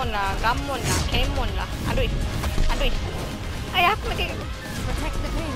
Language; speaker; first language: Malay; native; Malay